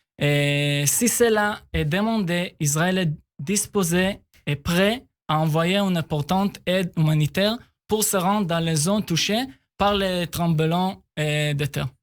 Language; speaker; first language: French; non-native, fluent; Hebrew